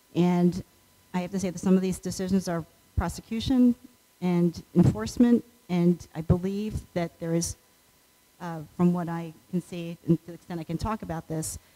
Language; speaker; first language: English; native; English